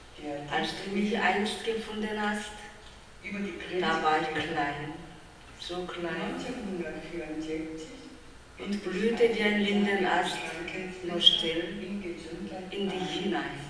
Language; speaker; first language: German; non-native, fluent; Korean